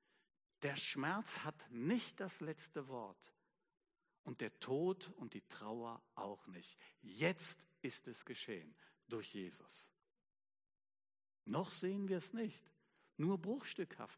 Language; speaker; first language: German; native; German